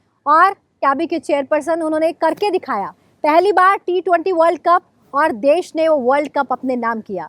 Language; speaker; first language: Hindi; native; Hindi